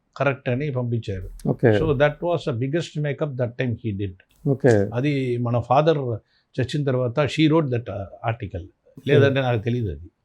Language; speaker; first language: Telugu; non-native, fluent; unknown